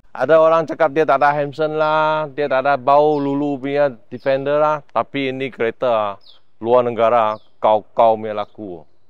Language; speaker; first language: Malay; non-native, local second language; Chinese